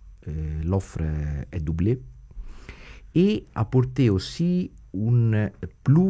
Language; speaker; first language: French; non-native, fluent; Italian